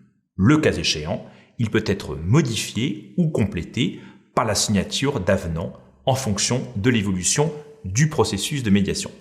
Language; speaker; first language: French; native; French